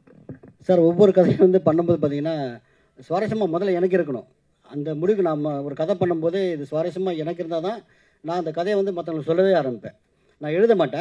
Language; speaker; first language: Tamil; native; Tamil